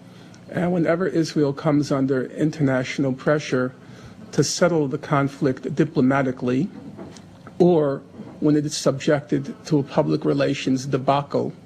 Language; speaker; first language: English; native; English